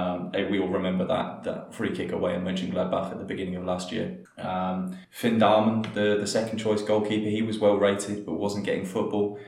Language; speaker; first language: English; native; English